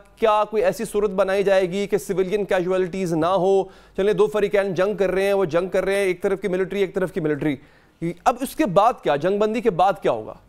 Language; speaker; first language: Urdu; native; Urdu